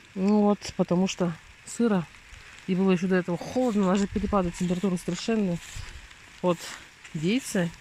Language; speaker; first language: Russian; native; Russian